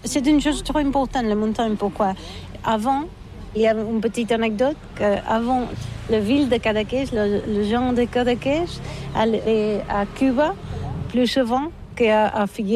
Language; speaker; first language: French; non-native, learner; Catalan